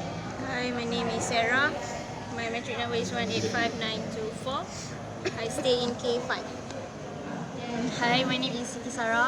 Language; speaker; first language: English; non-native, learner; Malay